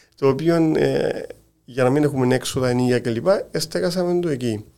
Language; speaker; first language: Greek; native; Greek